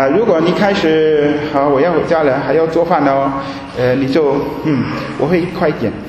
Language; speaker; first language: Chinese; non-native, fluent; German